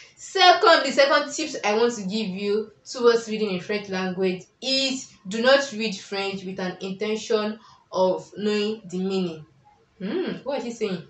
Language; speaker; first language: English; non-native, local second language; Yoruba